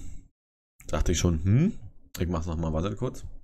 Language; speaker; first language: German; native; German